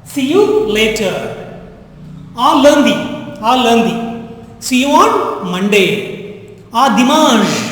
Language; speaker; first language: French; non-native, fluent; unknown